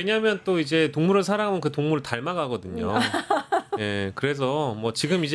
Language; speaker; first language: Korean; native; Korean